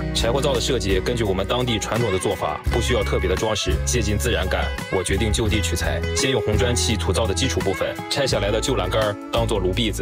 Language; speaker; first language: Chinese; native; Chinese